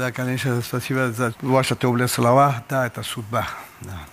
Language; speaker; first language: Russian; non-native, learner; Persian